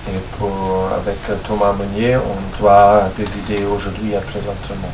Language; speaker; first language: French; non-native, learner; German